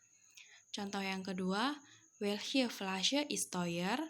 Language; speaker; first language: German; non-native, fluent; Indonesian